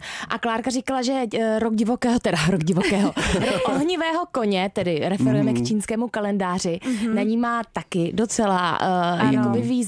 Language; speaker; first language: Czech; native; Czech